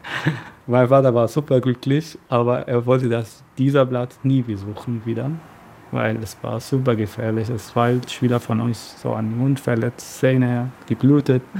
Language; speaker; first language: German; non-native, learner; Arabic